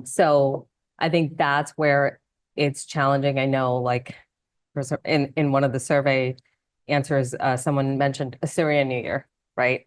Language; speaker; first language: English; non-native, local second language; Malayalam